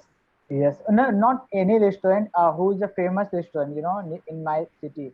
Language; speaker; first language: English; non-native, learner; Hindi